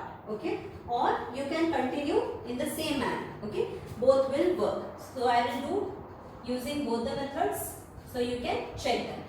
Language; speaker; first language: English; non-native, local second language; Hindi